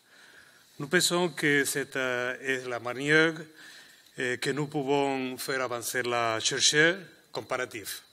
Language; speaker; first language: French; non-native, learner; Spanish